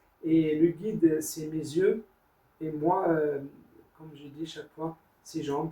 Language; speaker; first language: French; non-native, learner; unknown